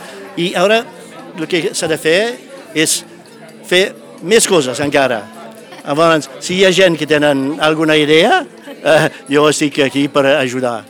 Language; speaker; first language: Catalan; non-native, fluent; English